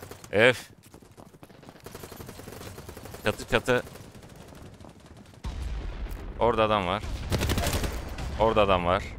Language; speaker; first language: Turkish; native; Turkish